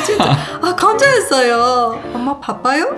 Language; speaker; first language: Korean; non-native, learner; Persian